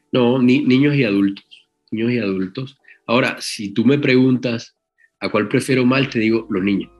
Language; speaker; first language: Spanish; native; Spanish